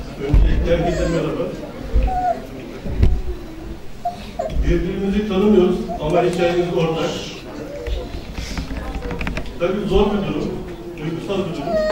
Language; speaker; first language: Turkish; native; Turkish